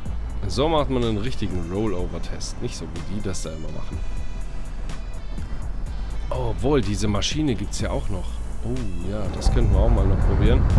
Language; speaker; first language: German; native; German